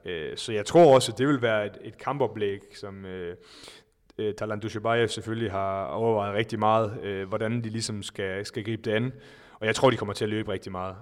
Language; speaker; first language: Danish; native; Danish